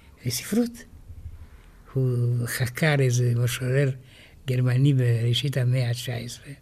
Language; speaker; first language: Hebrew; non-native, fluent; Romanian